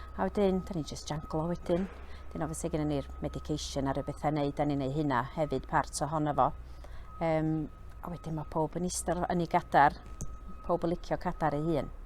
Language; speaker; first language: Welsh; native; Welsh